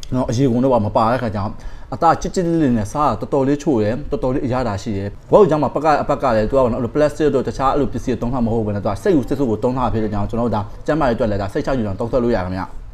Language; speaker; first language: Burmese; native; Burmese